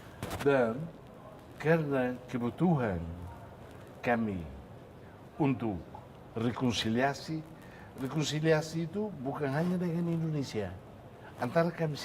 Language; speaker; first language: Indonesian; non-native, fluent; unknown